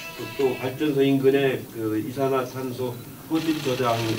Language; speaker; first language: Korean; native; Korean